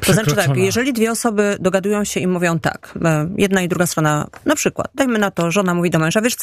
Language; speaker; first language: Polish; native; Polish